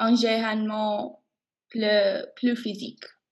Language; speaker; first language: French; non-native, learner; English